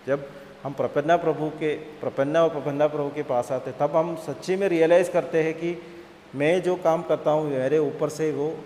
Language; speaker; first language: Hindi; non-native, local second language; Malayalam